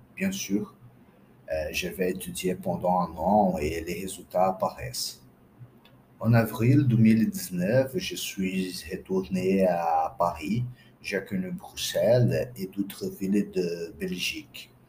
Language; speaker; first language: French; non-native, fluent; Portuguese